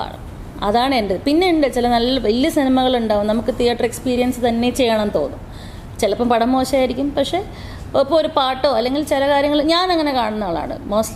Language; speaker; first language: Malayalam; native; Malayalam